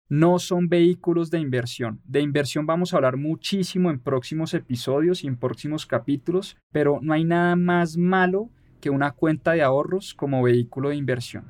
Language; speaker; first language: Spanish; native; Spanish